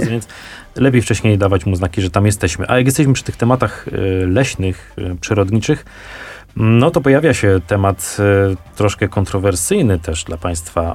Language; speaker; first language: Polish; native; Polish